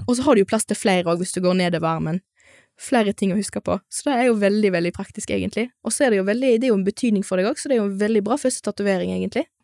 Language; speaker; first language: Norwegian; native; Norwegian